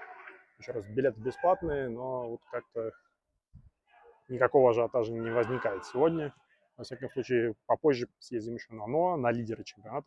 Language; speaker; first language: Russian; native; Russian